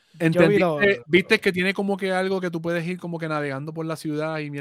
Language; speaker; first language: Spanish; native; Spanish